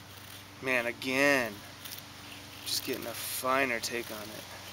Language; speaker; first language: English; native; English